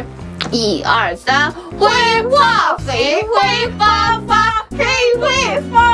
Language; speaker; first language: Chinese; non-native, fluent; Korean